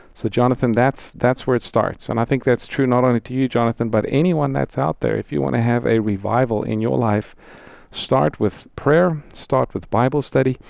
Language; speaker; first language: English; native; English